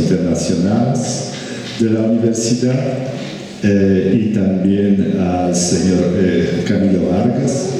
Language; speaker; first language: Spanish; non-native, fluent; Polish